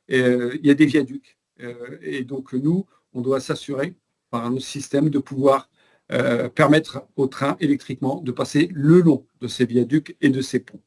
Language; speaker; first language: French; native; French